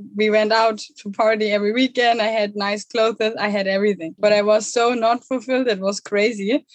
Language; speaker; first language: English; non-native, fluent; German